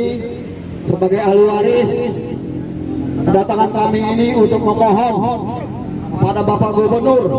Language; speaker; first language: Indonesian; native; Indonesian